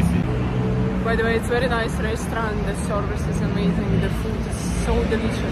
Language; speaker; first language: English; non-native, fluent; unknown